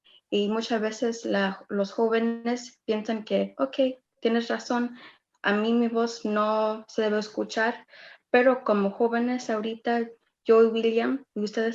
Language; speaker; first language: Spanish; early bilingual, heritage; Spanish